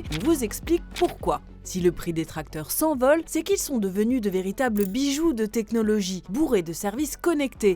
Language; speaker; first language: French; native; French